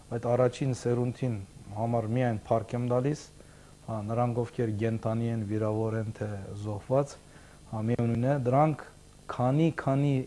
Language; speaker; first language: Armenian; early bilingual, heritage; Armenian